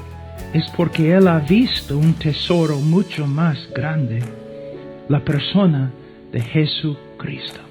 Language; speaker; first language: Spanish; non-native, fluent; English